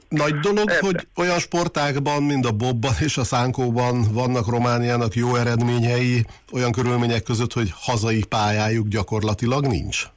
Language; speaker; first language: Hungarian; native; Hungarian